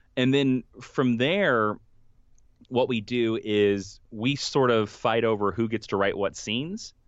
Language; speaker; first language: English; native; English